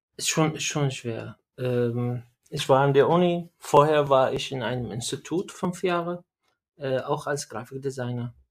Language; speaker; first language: German; non-native, learner; Arabic